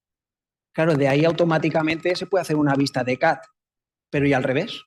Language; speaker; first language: Spanish; native; Spanish